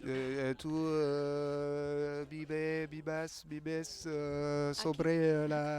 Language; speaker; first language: Spanish; non-native, learner; French